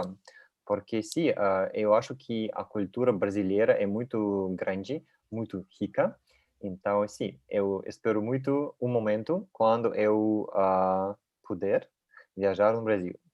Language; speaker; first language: Portuguese; non-native, learner; Russian